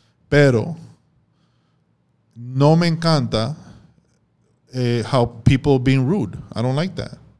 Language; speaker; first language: English; early bilingual, other home language; Spanish